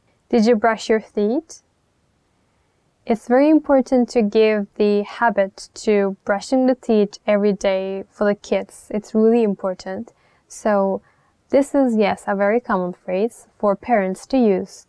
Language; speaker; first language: English; non-native, fluent; Turkish